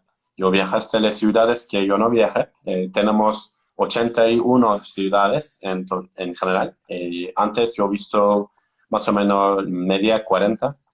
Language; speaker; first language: Spanish; non-native, learner; Turkish